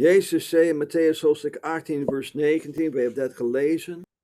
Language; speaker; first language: Dutch; non-native, fluent; English